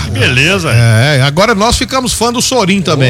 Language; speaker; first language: Portuguese; native; Portuguese